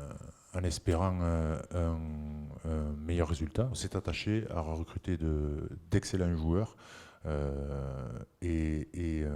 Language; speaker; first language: French; native; French